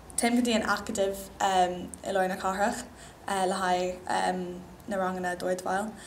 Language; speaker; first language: Irish; non-native, local second language; English